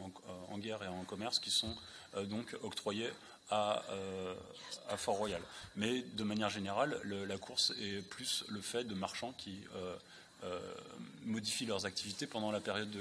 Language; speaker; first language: French; native; French